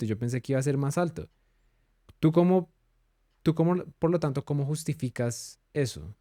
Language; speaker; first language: Spanish; native; Spanish